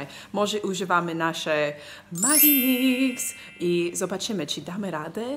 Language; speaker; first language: Polish; non-native, learner; English